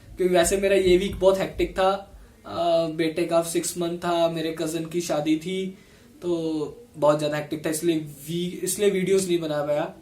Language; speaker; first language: Hindi; non-native, local second language; Punjabi